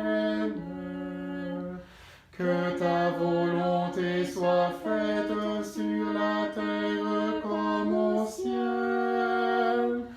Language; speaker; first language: French; native; French